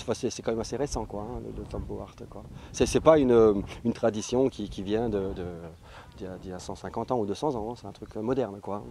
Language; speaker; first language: French; native; French